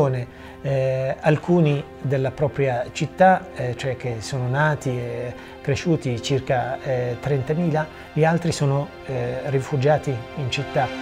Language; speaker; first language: Italian; non-native, fluent; Assyrian Neo-Aramaic